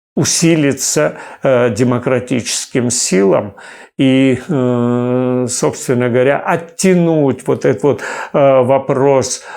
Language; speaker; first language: Russian; non-native, local second language; Crimean Tatar